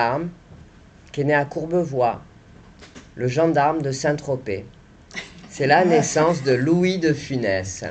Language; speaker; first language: French; native; French